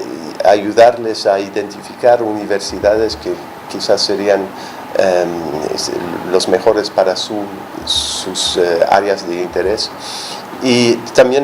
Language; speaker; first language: Spanish; non-native, fluent; English